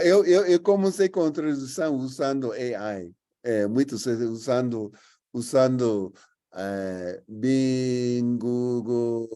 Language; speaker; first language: Portuguese; non-native, fluent; English